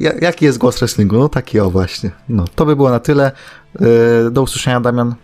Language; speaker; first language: Polish; native; Polish